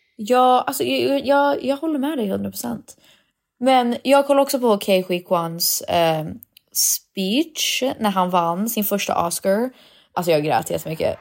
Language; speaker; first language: Swedish; early bilingual, heritage; Swedish